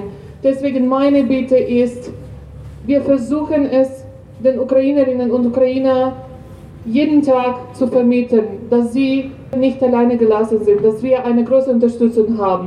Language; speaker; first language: German; non-native, fluent; Ukrainian